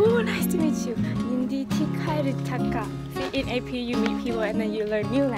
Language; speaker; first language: English; non-native, fluent; Vietnamese